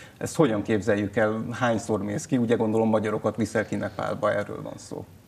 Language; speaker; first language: Hungarian; native; Hungarian